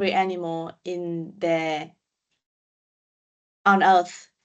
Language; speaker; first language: English; non-native, learner; Vietnamese